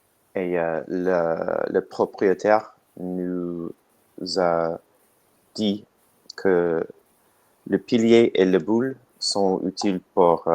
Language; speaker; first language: French; non-native, learner; English